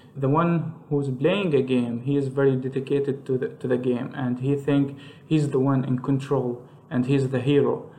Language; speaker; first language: English; non-native, fluent; Arabic